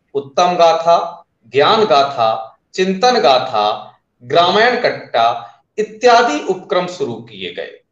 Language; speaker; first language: Hindi; non-native, local second language; Marathi